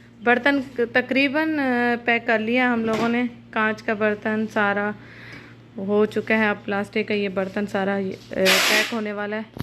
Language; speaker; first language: Urdu; native; Urdu